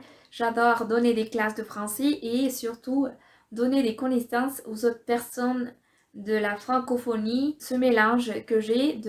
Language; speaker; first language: French; non-native, fluent; Spanish